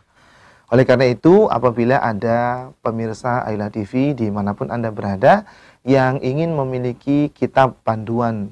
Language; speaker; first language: Indonesian; native; Indonesian